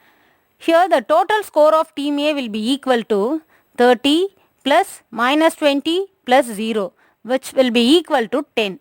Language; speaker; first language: English; non-native, local second language; Tamil